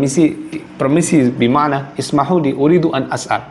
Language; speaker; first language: Arabic; non-native, fluent; Javanese